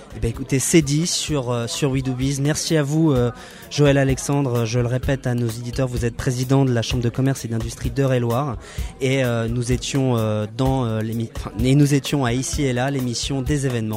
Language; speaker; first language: French; native; French